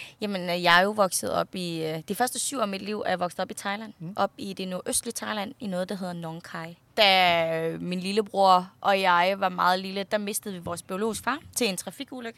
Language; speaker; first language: Danish; early bilingual, other home language; Thai